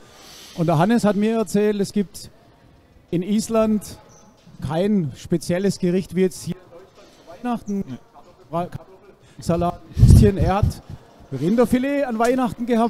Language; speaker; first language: German; native; German